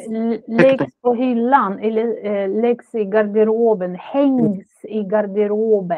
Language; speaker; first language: Swedish; non-native, fluent; Russian